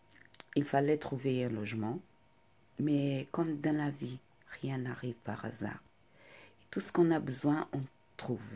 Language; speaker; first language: French; non-native, fluent; Portuguese